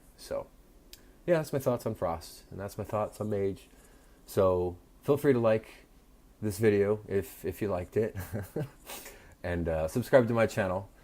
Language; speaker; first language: English; native; English